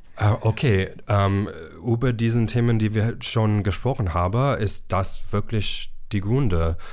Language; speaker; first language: German; non-native, learner; English